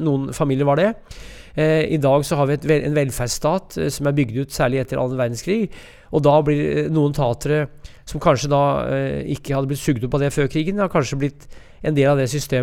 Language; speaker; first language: Norwegian; native; Norwegian